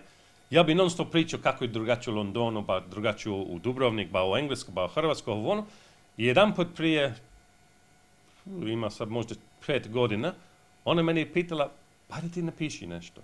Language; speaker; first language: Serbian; non-native, fluent; English